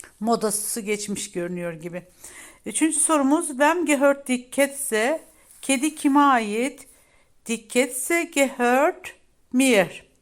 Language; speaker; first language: Turkish; native; Turkish